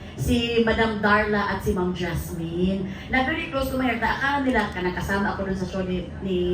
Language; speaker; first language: Filipino; non-native, local second language; Cebuano